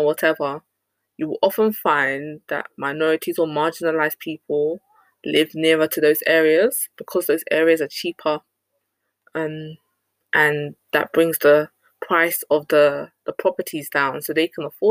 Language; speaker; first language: English; native; English